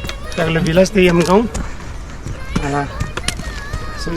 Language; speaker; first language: French; non-native, learner; Nepali